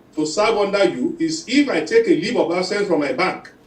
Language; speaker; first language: English; non-native, local second language; Yoruba